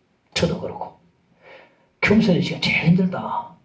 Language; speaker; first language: Korean; native; Korean